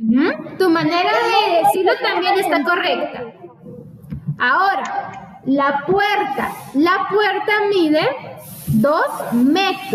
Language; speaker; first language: Spanish; native; Spanish